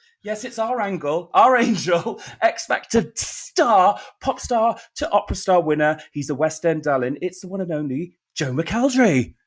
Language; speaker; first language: English; native; English